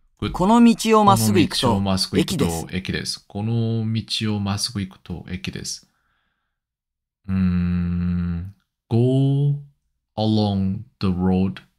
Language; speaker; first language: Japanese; non-native, learner; Korean